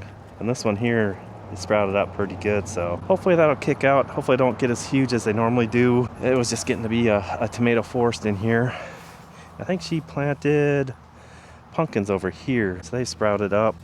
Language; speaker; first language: English; native; English